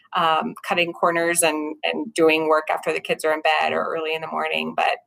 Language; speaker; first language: English; native; English